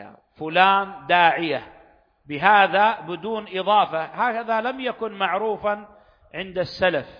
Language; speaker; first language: Arabic; native; Arabic